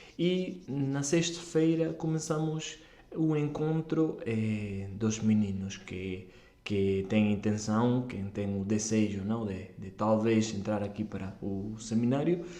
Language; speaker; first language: Portuguese; early bilingual, heritage; Portuguese